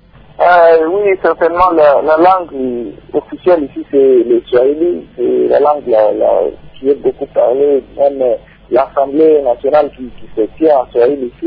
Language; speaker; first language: French; non-native, local second language; Swahili